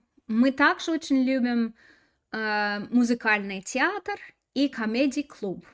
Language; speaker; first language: Russian; non-native, fluent; English